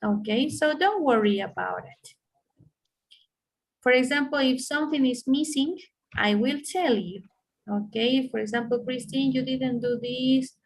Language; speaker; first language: English; non-native, fluent; Spanish